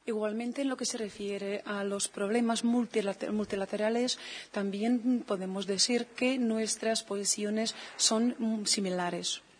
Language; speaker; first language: Spanish; non-native, fluent; Czech